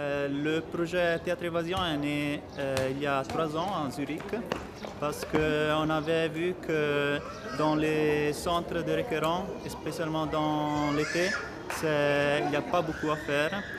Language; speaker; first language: French; non-native, fluent; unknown